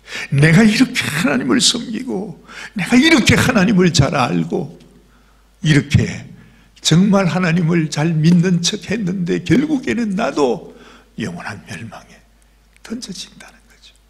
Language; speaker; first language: Korean; native; Korean